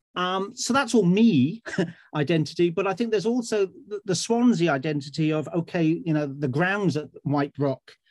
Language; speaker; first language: English; native; English